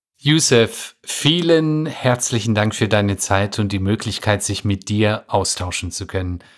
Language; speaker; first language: German; native; German